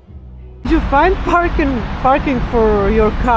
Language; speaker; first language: English; non-native, learner; Russian